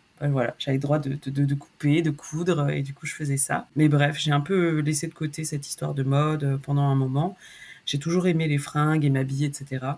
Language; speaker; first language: French; early bilingual, other home language; Chinese